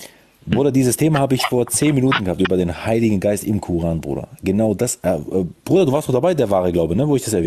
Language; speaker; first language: German; native; German